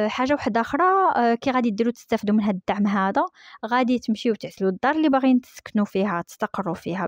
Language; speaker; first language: Arabic; native; Arabic